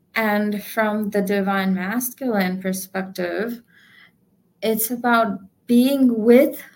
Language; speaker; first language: English; non-native, local second language; Gujarati